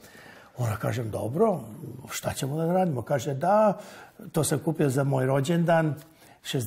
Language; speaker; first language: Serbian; non-native, local second language; Hungarian